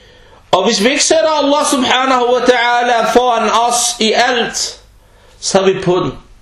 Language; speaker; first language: Danish; early bilingual, other home language; Arabic